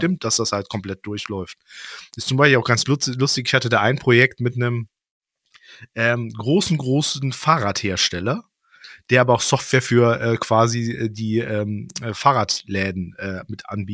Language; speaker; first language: German; native; German